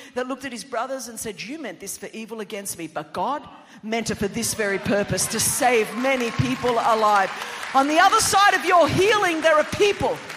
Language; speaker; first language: English; non-native, local second language; Greek